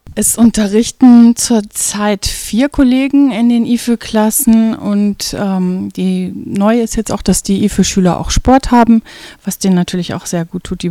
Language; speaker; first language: German; native; German